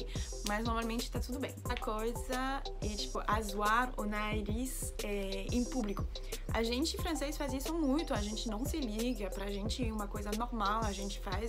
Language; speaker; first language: Portuguese; non-native, fluent; French